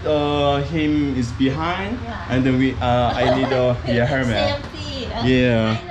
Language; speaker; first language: English; non-native, learner; Korean